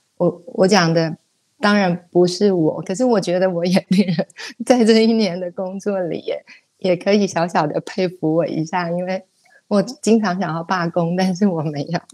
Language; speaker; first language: Chinese; native; Chinese